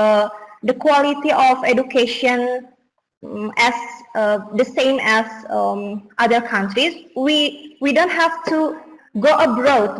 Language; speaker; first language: English; non-native, learner; Indonesian